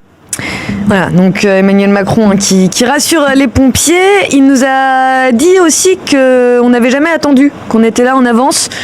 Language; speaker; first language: French; native; French